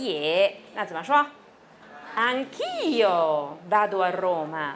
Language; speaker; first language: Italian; non-native, fluent; Chinese